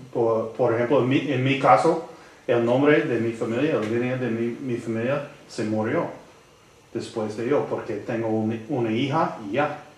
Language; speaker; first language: Spanish; non-native, learner; English